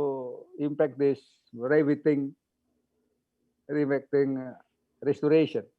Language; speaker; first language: English; non-native, learner; Indonesian